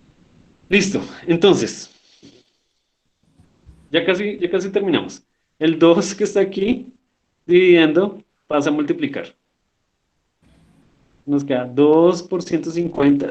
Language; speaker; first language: Spanish; native; Spanish